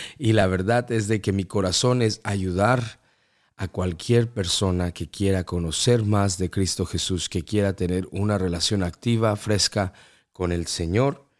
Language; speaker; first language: Spanish; early bilingual, heritage; Spanish